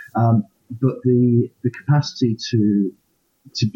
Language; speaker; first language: English; native; English